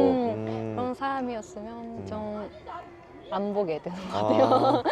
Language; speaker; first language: Korean; non-native, learner; Japanese